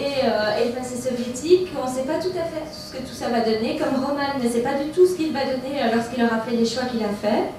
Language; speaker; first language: French; native; French